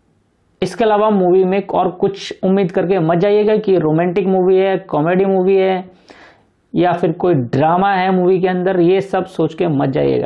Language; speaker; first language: Hindi; native; Hindi